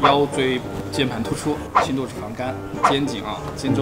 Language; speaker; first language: Chinese; native; Chinese